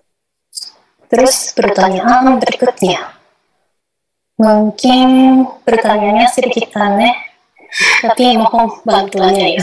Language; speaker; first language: Indonesian; non-native, fluent; Japanese